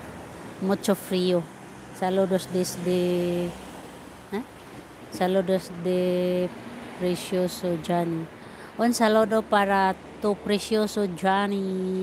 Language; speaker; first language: Spanish; non-native, learner; Filipino